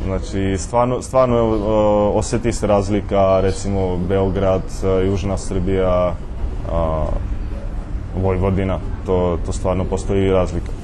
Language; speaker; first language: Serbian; non-native, fluent; Czech